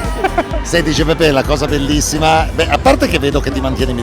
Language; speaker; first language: Italian; native; Italian